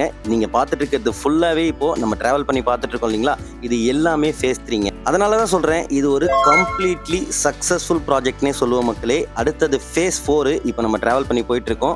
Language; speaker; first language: Tamil; native; Tamil